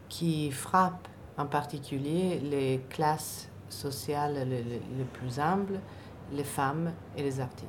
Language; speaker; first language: French; non-native, fluent; Italian